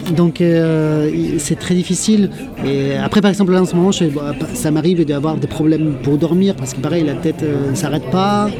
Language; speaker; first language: French; non-native, fluent; Spanish